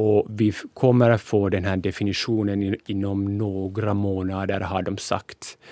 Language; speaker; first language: Swedish; non-native, local second language; Finnish